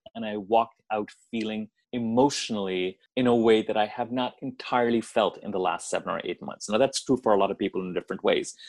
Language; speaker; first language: English; non-native, local second language; Hindi